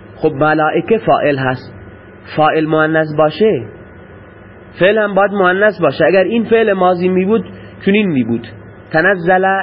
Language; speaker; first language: Persian; non-native, local second language; Baluchi